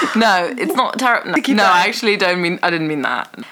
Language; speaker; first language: English; early bilingual, other home language; Persian